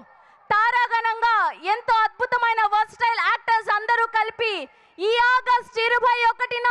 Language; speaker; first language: Telugu; native; Telugu